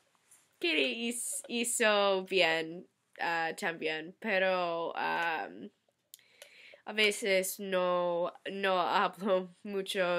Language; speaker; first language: Spanish; non-native, learner; English